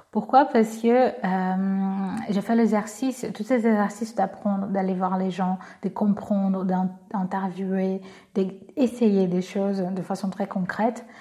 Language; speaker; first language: French; non-native, fluent; Portuguese